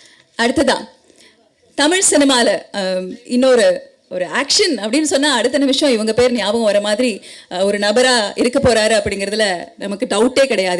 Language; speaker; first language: Tamil; native; Tamil